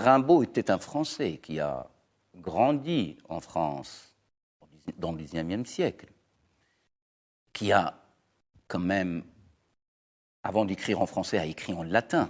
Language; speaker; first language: French; non-native, local second language; Arabic